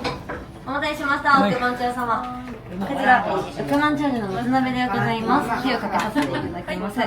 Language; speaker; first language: Japanese; native; Japanese